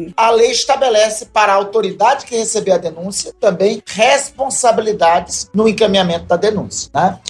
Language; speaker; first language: Portuguese; native; Portuguese